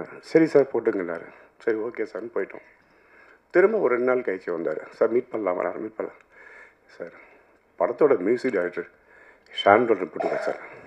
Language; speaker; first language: Tamil; native; Tamil